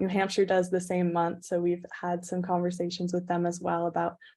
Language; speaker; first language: English; native; English